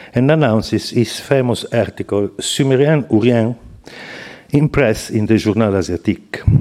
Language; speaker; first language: English; non-native, fluent; Italian